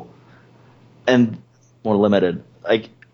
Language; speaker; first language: English; non-native, fluent; Spanish